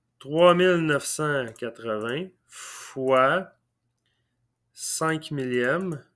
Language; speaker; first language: French; native; French